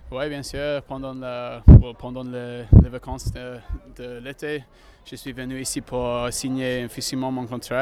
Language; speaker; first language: French; non-native, learner; English